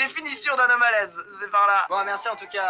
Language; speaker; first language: French; native; French